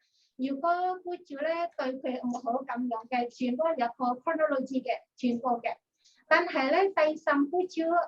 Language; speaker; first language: Cantonese; non-native, learner; Indonesian